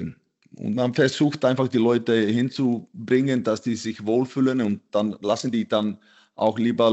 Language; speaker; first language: German; non-native, fluent; Icelandic